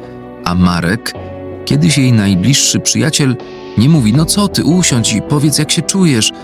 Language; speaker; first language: Polish; native; Polish